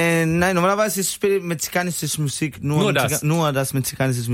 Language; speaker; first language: German; non-native, learner; Spanish